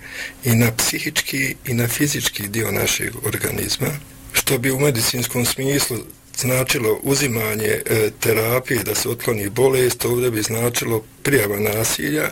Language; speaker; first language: Bosnian; native; Bosnian